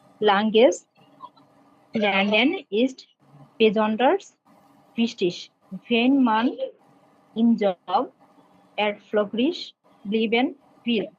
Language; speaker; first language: German; non-native, learner; Bangla